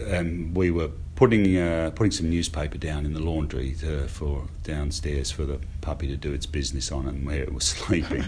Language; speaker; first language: English; native; English